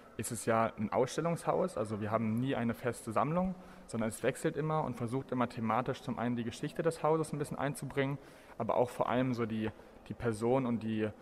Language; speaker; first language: German; native; German